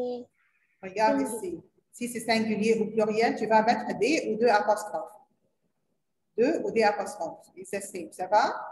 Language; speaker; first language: French; non-native, learner; Arabic